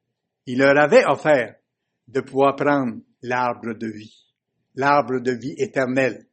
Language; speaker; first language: French; native; French